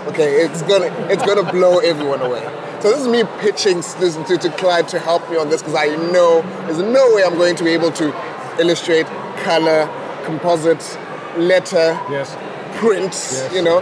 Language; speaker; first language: English; non-native, local second language; Xhosa